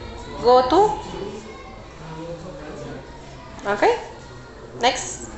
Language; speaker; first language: English; non-native, learner; Spanish